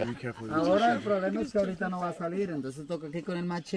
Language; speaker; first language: Spanish; native; Spanish